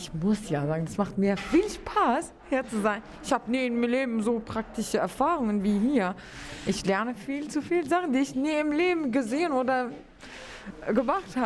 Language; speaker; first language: German; non-native, learner; Arabic